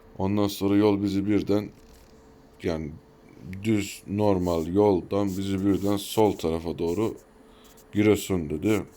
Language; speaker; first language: Turkish; early bilingual, heritage; Turkish